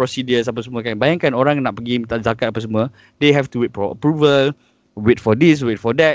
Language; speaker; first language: English; non-native, local second language; Malay